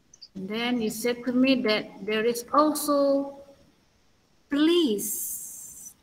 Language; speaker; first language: English; non-native, learner; Indonesian